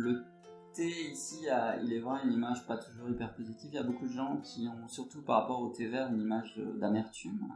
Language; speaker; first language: French; native; French